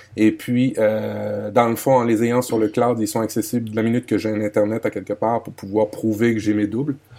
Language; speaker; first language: French; native; French